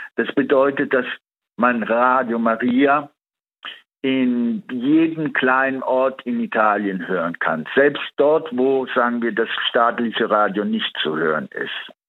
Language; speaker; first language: German; early bilingual, heritage; Italian